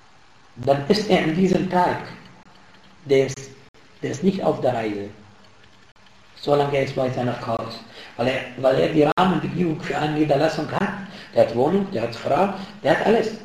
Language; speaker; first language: German; non-native, fluent; Arabic